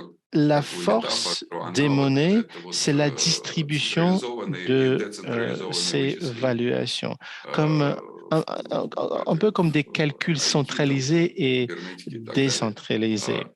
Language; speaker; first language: French; non-native, fluent; Russian